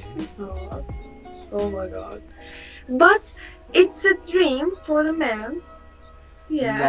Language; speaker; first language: English; non-native, learner; Persian